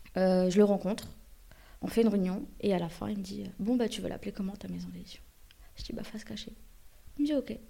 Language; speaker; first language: French; early bilingual, other home language; Arabic